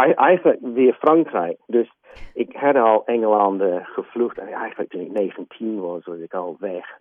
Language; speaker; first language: Dutch; non-native, fluent; English